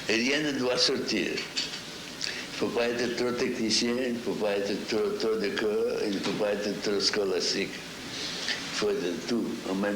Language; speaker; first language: French; non-native, fluent; Russian